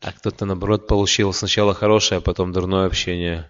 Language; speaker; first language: Russian; native; Russian